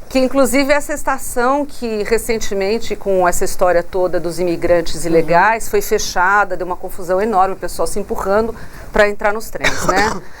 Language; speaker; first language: Portuguese; non-native, local second language; English